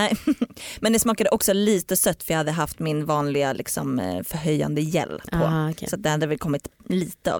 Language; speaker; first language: Swedish; native; Swedish